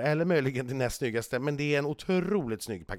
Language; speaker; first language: Swedish; native; Swedish